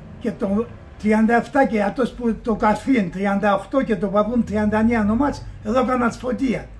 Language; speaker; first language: Greek; early bilingual, heritage; Greek